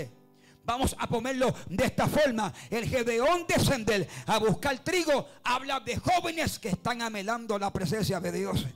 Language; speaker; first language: Spanish; native; Spanish